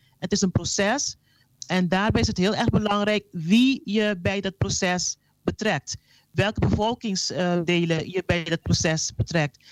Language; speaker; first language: Dutch; non-native, local second language; Papiamento